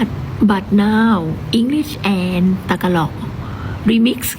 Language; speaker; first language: English; non-native, learner; Thai